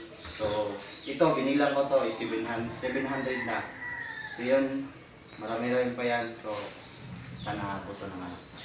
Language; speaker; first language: Filipino; non-native, local second language; Cebuano